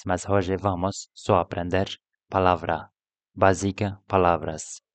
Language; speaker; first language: Portuguese; non-native, learner; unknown